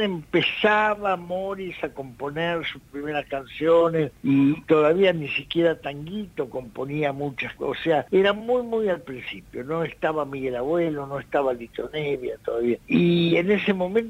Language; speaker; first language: Spanish; native; Spanish